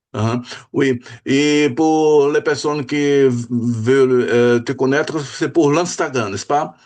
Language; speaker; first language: French; non-native, fluent; Portuguese